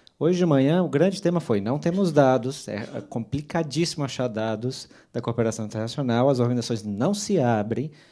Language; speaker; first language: Portuguese; native; Portuguese